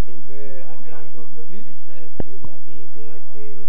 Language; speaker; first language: French; non-native, fluent; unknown